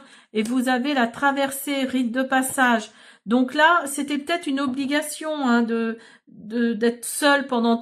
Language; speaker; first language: French; native; French